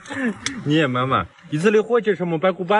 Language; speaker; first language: Russian; non-native, learner; Chinese